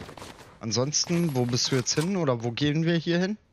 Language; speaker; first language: German; native; German